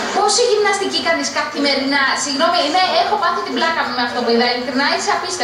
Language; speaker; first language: Greek; native; Greek